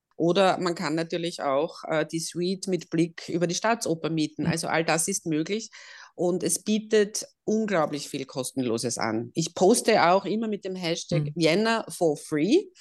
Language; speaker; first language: German; native; German